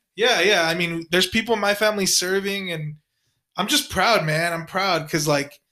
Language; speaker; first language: English; early bilingual, other home language; Spanish